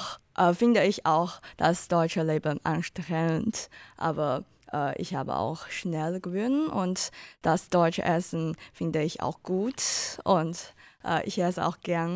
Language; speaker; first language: German; non-native, learner; Chinese